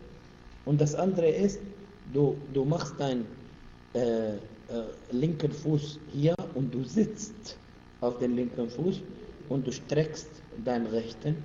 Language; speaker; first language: German; non-native, fluent; Arabic